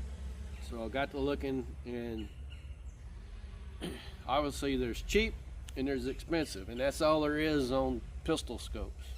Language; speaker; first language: English; native; English